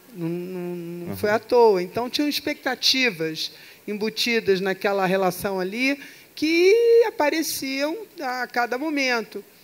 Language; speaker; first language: Portuguese; native; Portuguese